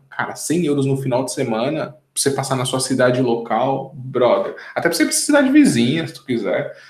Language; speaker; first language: Portuguese; native; Portuguese